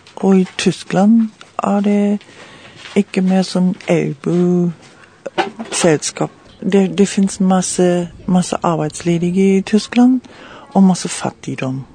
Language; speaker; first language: Norwegian; non-native, fluent; German